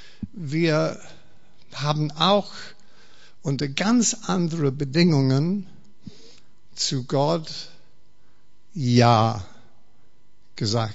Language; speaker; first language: German; non-native, fluent; English